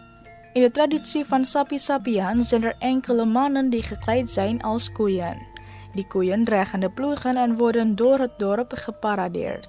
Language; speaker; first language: Dutch; non-native, fluent; Indonesian